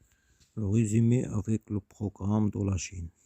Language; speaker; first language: French; non-native, learner; Arabic